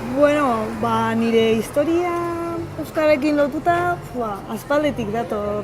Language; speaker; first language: Basque; non-native, learner; Spanish